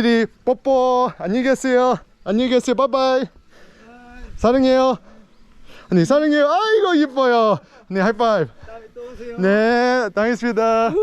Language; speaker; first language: Korean; early bilingual, heritage; English